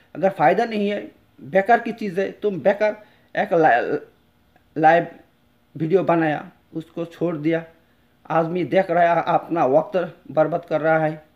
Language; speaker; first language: Hindi; non-native, local second language; Bangla